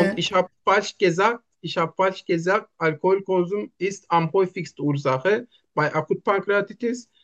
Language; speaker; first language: German; non-native, learner; Turkish